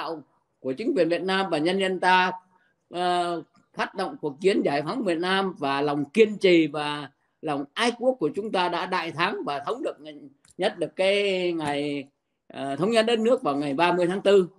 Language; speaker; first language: Vietnamese; native; Vietnamese